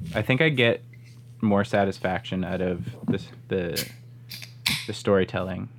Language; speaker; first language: English; native; English